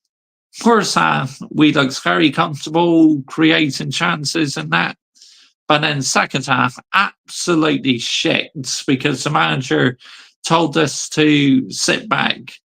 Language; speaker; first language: English; native; English